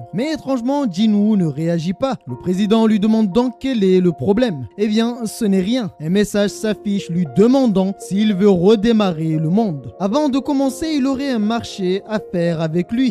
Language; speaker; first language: French; native; French